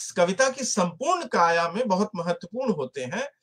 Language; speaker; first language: Hindi; native; Hindi